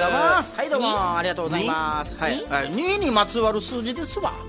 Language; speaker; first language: Japanese; native; Japanese